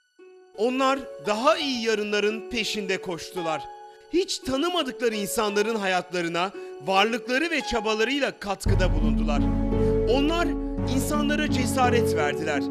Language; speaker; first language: Turkish; native; Turkish